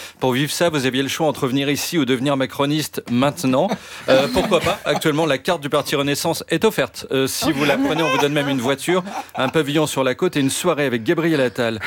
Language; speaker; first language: French; native; French